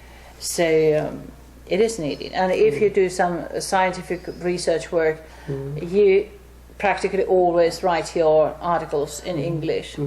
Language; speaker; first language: English; non-native, fluent; Finnish